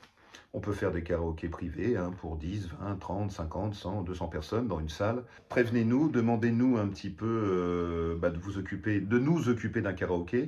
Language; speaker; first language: French; native; French